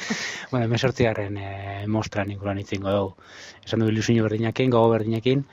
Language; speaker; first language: Basque; native; Basque